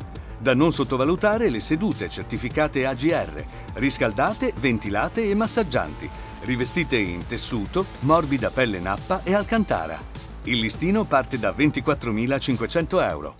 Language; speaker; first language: Italian; native; Italian